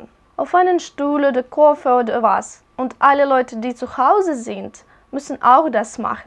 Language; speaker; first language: German; non-native, learner; Russian